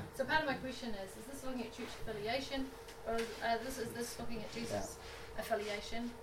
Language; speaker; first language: English; native; English